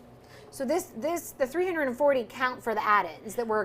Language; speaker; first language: English; native; English